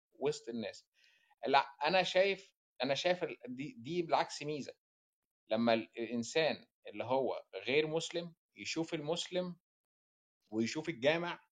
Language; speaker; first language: Arabic; native; Arabic